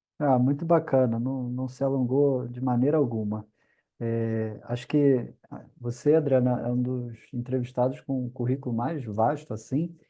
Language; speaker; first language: Portuguese; native; Portuguese